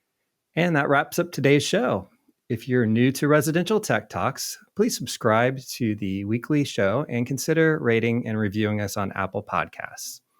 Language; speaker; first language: English; native; English